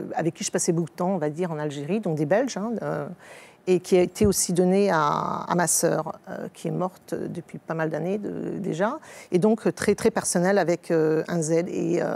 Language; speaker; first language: French; native; French